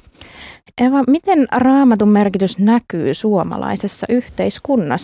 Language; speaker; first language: Finnish; native; Finnish